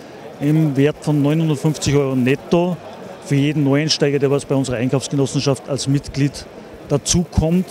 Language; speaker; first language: German; native; German